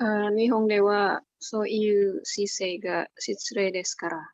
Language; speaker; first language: Japanese; non-native, learner; Indonesian